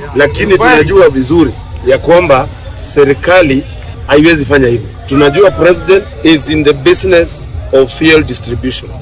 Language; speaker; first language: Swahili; non-native, local second language; Embu